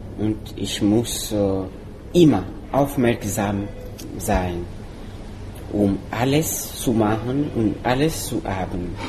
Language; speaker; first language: German; non-native, learner; Mossi